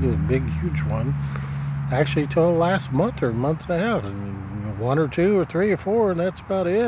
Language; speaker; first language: English; native; English